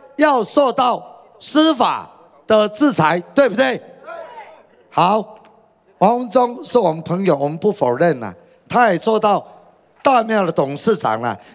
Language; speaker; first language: Chinese; native; Chinese